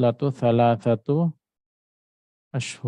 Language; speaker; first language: Arabic; non-native, fluent; Filipino